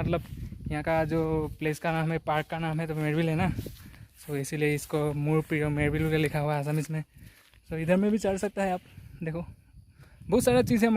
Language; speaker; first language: Hindi; non-native, local second language; Assamese